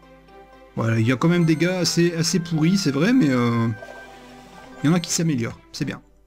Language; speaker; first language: French; native; French